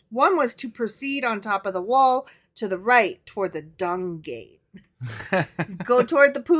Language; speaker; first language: English; native; English